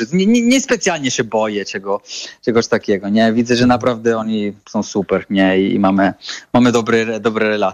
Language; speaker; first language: Polish; non-native, fluent; Italian